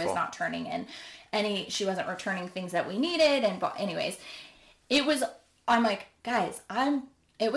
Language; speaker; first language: English; native; English